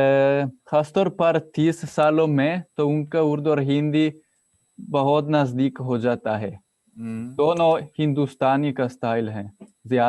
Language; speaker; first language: Hindi; non-native, fluent; Italian